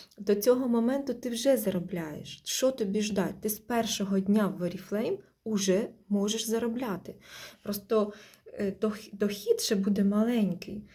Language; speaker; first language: Ukrainian; non-native, local second language; Russian